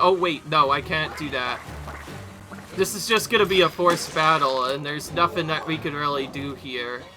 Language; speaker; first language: English; native; English